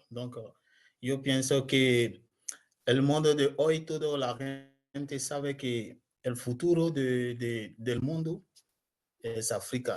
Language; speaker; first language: Spanish; non-native, learner; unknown